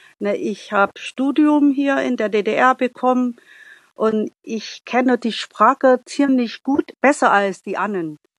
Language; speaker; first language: German; non-native, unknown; Vietnamese